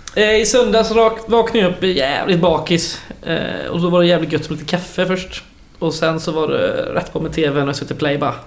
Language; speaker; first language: Swedish; native; Swedish